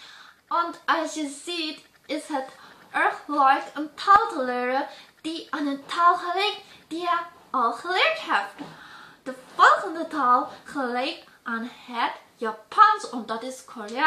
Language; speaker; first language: Dutch; non-native, learner; German